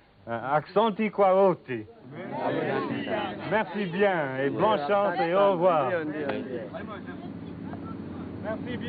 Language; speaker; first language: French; non-native, fluent; English